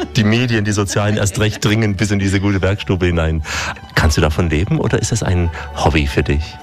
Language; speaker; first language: German; native; German